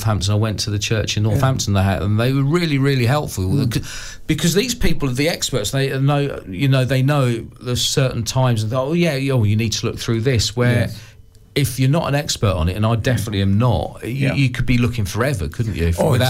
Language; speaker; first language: English; native; English